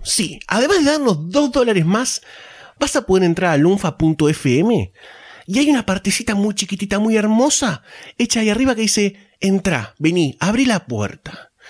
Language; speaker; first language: Spanish; native; Spanish